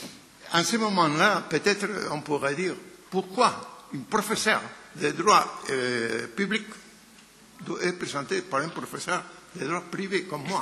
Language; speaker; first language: French; non-native, fluent; Spanish